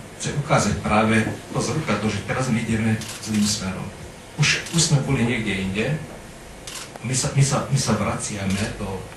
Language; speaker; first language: Slovak; non-native, local second language; Hungarian